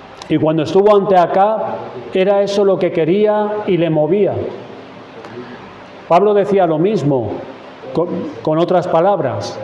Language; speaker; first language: Spanish; native; Spanish